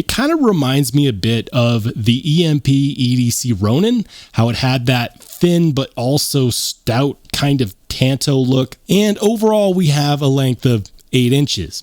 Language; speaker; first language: English; native; English